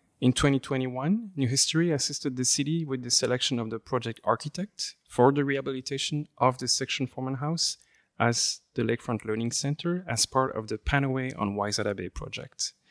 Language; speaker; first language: English; non-native, fluent; French